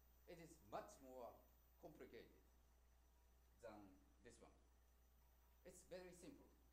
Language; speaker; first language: English; non-native, fluent; Japanese